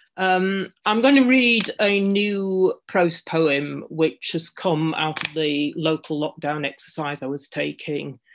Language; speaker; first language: English; native; English